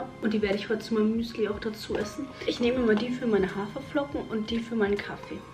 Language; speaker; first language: German; native; German